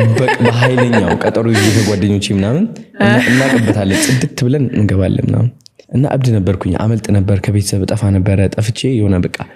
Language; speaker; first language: Amharic; non-native, local second language; Tigrinya